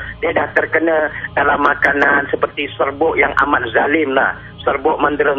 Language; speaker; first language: Malay; native; Malay